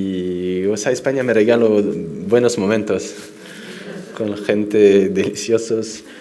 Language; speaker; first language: Spanish; non-native, fluent; French